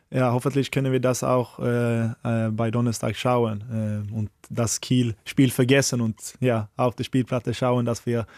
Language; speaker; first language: German; non-native, fluent; Swedish